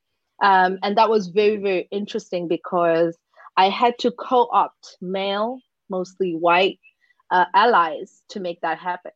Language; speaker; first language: English; non-native, local second language; Xhosa